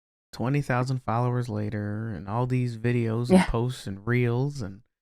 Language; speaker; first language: English; native; English